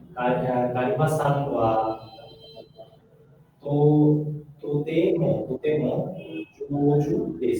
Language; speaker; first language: Japanese; non-native, learner; Bangla